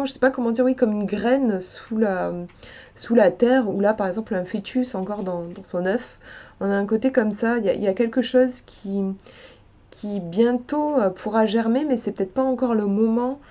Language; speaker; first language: French; native; French